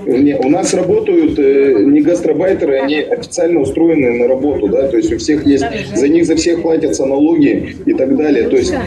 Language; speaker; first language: Russian; native; Russian